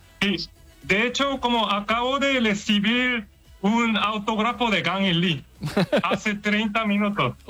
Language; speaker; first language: Spanish; non-native, fluent; Korean